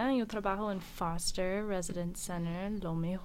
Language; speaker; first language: Spanish; non-native, learner; English